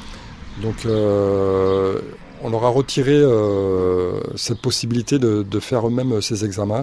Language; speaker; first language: French; native; French